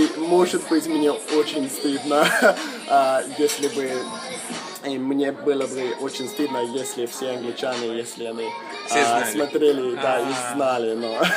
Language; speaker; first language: Russian; non-native, fluent; English